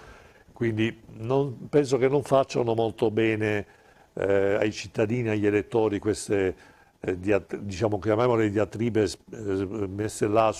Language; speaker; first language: Italian; native; Italian